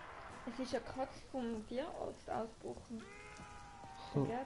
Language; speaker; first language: German; native; German